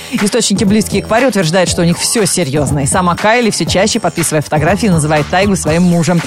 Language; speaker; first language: Russian; native; Russian